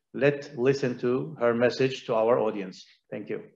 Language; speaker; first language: English; non-native, fluent; Turkish